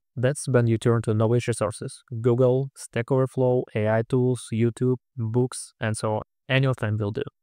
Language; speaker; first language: English; non-native, fluent; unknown